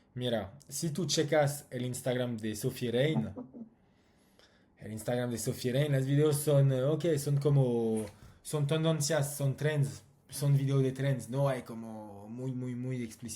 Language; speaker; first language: Spanish; non-native, learner; French